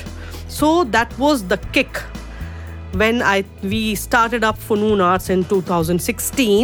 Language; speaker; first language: English; non-native, local second language; Urdu